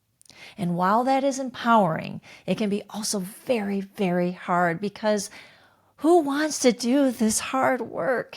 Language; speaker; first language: English; native; English